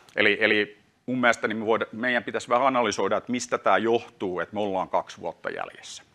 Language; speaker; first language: Finnish; non-native, local second language; Swedish